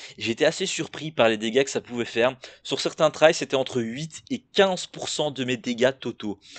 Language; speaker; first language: French; native; French